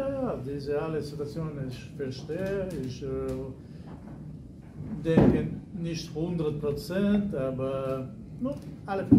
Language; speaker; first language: German; non-native, learner; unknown